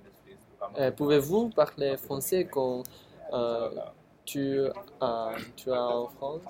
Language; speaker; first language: French; non-native, learner; Chinese